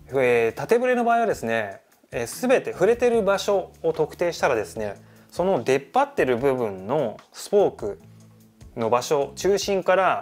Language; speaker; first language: Japanese; native; Japanese